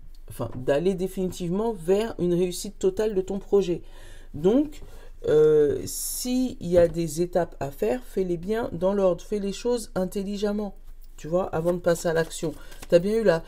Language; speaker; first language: French; native; French